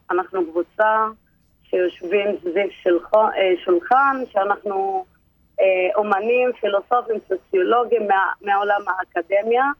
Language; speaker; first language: Hebrew; non-native, local second language; Arabic